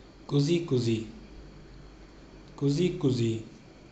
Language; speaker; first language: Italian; non-native, learner; Urdu